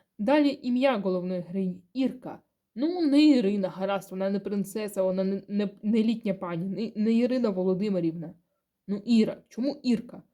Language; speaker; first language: Ukrainian; non-native, local second language; Russian